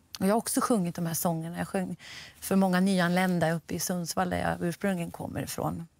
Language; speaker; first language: Swedish; native; Swedish